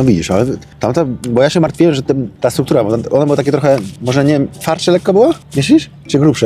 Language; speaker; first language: Polish; native; Polish